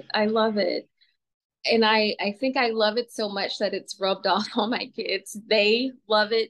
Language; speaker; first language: English; native; English